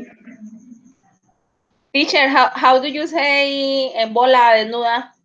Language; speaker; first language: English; non-native, learner; Spanish